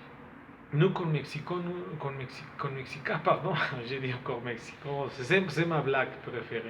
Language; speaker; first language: French; non-native, fluent; Spanish